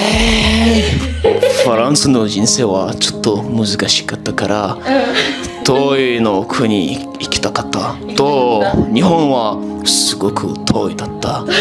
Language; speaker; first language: Japanese; non-native, learner; French